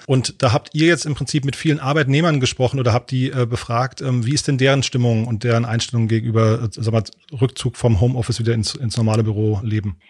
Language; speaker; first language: German; native; German